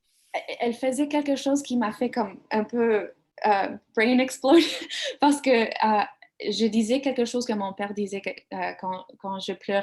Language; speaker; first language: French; non-native, learner; English